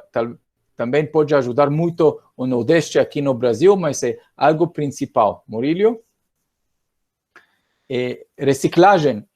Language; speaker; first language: Portuguese; non-native, fluent; Hebrew